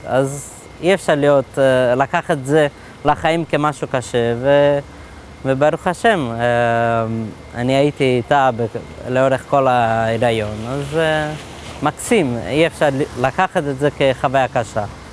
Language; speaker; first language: Hebrew; non-native, fluent; Portuguese